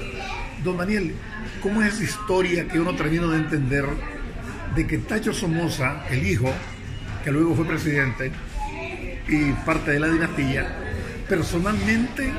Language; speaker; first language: Spanish; native; Spanish